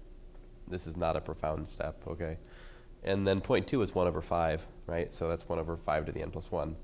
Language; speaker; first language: English; native; English